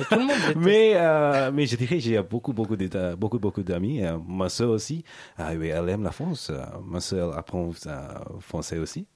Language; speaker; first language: French; non-native, learner; English